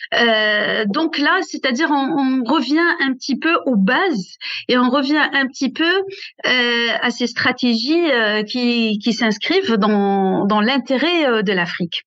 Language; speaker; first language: French; non-native, local second language; Arabic